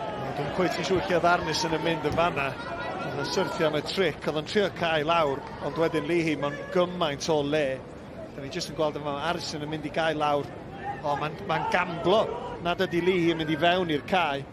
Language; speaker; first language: Welsh; native; Welsh